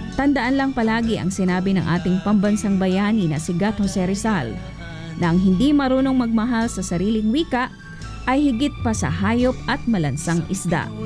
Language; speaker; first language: Filipino; non-native, local second language; Bikol